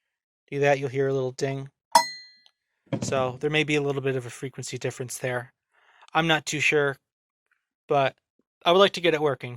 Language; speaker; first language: English; native; English